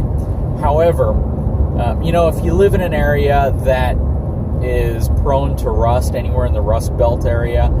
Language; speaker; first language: English; native; English